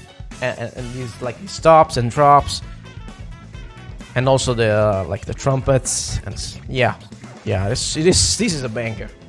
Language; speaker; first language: English; non-native, fluent; Italian